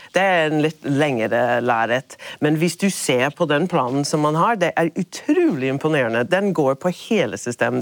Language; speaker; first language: Norwegian; non-native, fluent; English